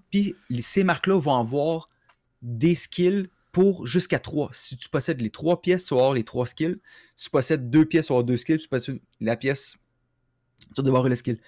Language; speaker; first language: French; native; French